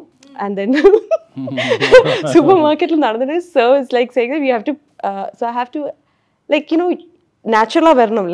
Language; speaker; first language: Tamil; non-native, learner; Malayalam